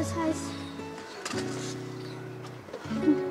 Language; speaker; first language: German; native; German